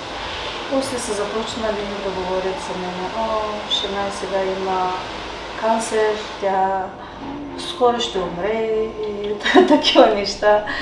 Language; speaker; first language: Bulgarian; non-native, local second language; Turkish